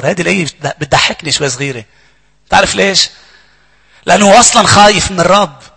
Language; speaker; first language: Arabic; native; Arabic